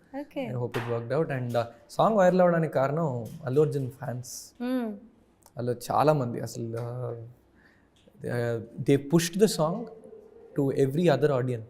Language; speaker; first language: Telugu; native; Telugu